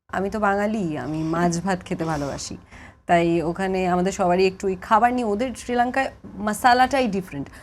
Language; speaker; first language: Bangla; native; Bangla